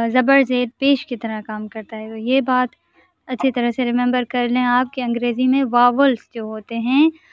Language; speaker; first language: Urdu; non-native, local second language; Sindhi